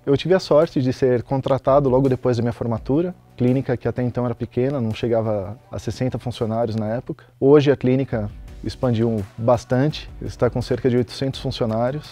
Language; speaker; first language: Portuguese; native; Portuguese